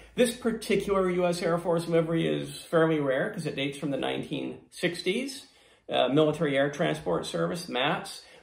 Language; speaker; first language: English; native; English